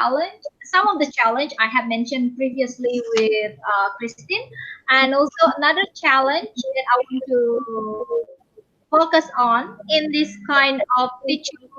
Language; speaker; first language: English; non-native, fluent; Indonesian